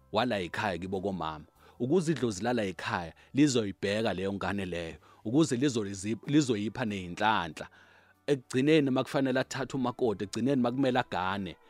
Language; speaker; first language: Zulu; native; Zulu